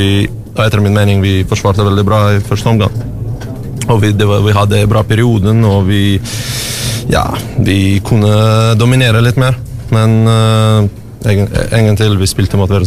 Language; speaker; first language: Norwegian; non-native, learner; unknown